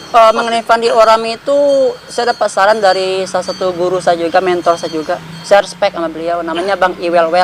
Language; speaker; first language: Indonesian; non-native, local second language; Minangkabau